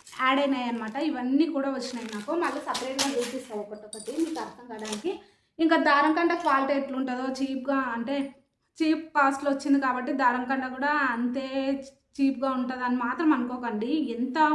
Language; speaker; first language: Telugu; native; Telugu